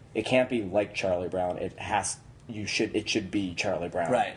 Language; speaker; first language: English; native; English